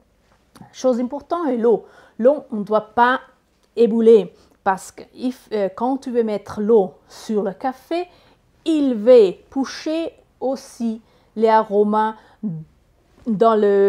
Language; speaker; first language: French; non-native, learner; Italian